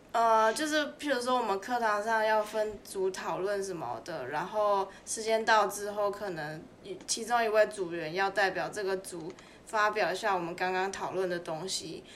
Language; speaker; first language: Chinese; native; Chinese